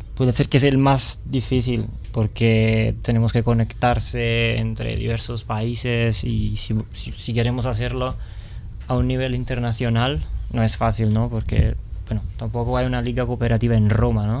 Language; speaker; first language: Spanish; non-native, fluent; Italian